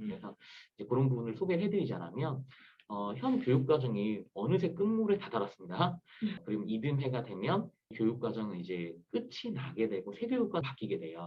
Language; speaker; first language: Korean; native; Korean